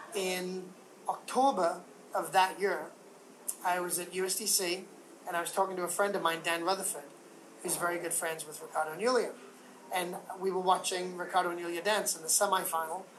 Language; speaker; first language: English; native; English